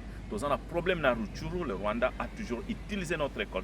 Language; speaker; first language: French; non-native, local second language; Lingala